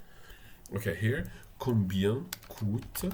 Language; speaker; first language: French; non-native, fluent; Arabic